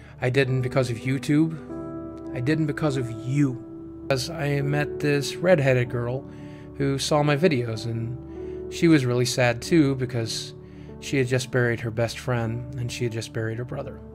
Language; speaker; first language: English; native; English